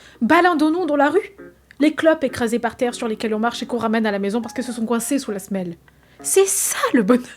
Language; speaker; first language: French; native; French